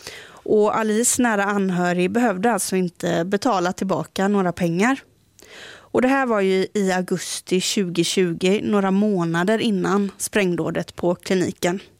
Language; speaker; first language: Swedish; native; Swedish